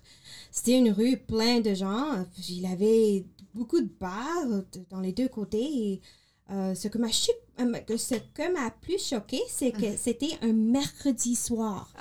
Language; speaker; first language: French; non-native, learner; English